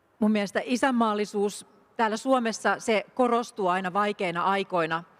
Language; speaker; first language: Finnish; native; Finnish